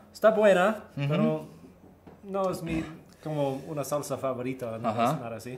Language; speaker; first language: Spanish; early bilingual, heritage; Spanish